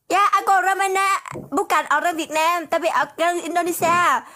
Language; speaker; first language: Indonesian; non-native, learner; Vietnamese